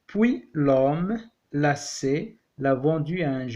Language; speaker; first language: French; non-native, local second language; Arabic